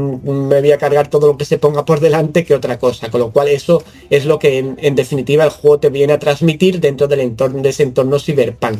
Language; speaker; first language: Spanish; native; Spanish